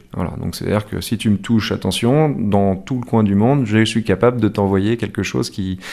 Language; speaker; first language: French; native; French